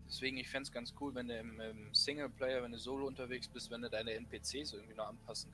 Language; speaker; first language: German; native; German